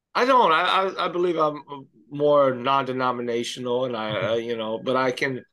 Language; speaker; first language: English; native; English